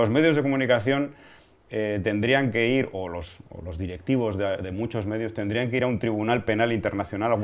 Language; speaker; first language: Spanish; native; Spanish